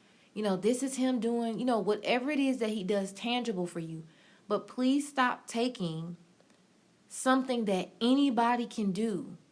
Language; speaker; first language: English; native; English